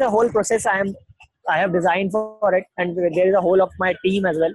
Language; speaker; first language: English; non-native, local second language; Hindi